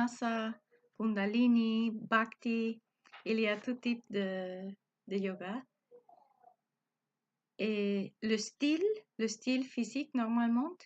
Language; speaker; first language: French; non-native, learner; Spanish